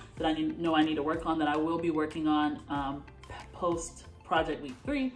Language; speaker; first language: English; native; English